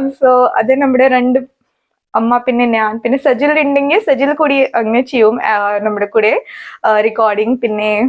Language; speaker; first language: Malayalam; non-native, learner; Hindi